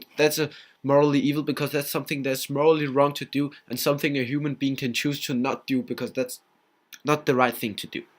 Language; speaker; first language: English; non-native, fluent; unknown